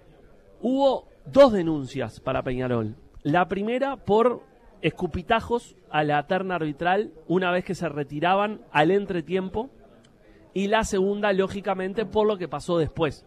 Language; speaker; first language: Spanish; native; Spanish